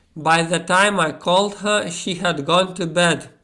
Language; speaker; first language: English; non-native, fluent; Lithuanian